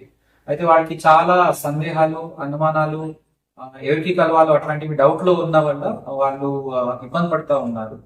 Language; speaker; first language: Telugu; non-native, fluent; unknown